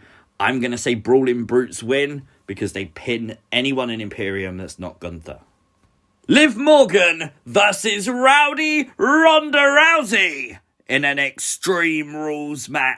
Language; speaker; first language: English; native; English